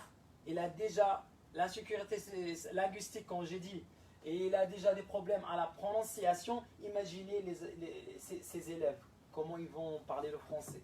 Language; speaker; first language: French; non-native, fluent; Arabic